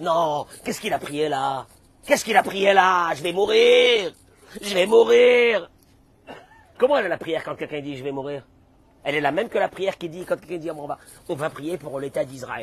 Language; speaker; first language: French; native; French